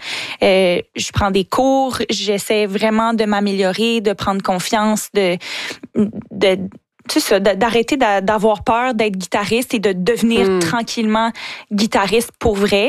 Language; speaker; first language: French; native; French